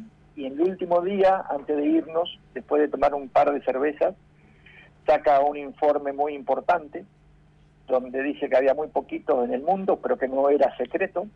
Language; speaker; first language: Spanish; native; Spanish